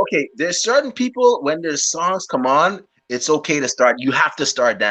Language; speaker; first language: English; native; English